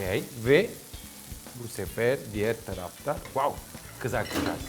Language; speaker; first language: Turkish; non-native, learner; Italian